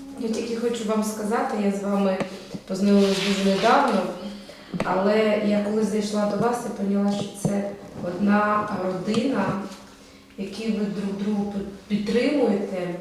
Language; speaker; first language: Ukrainian; non-native, local second language; Russian